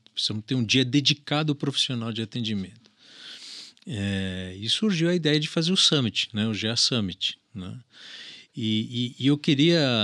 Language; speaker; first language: Portuguese; early bilingual, other home language; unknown